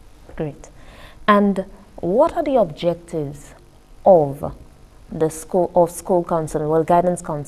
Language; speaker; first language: English; native; English